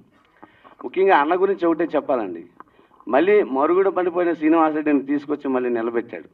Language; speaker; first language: Telugu; native; Telugu